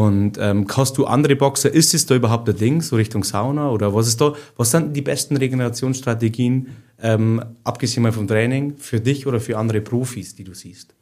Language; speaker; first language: German; native; German